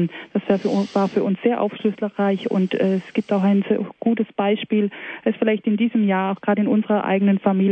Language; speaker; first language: German; native; German